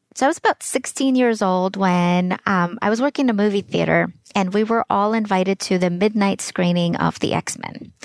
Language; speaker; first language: English; early bilingual, other home language; Russian